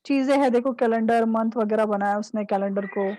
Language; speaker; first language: Hindi; non-native, local second language; Marathi